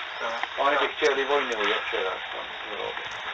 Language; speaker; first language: Polish; non-native, learner; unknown